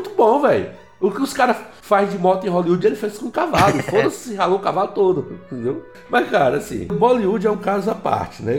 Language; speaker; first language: Portuguese; native; Portuguese